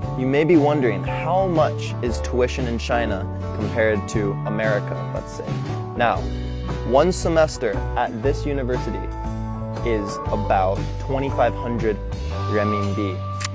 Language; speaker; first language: English; native; English